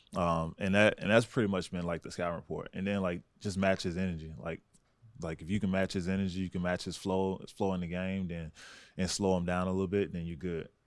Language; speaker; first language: English; native; English